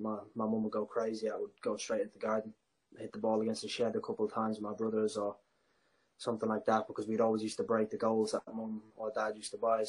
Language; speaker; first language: English; native; English